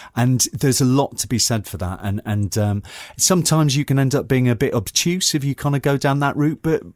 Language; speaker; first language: English; native; English